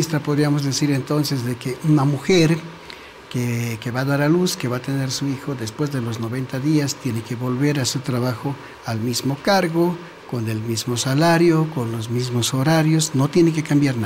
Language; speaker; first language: Spanish; native; Spanish